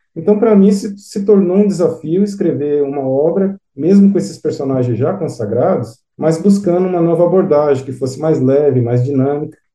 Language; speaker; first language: Portuguese; native; Portuguese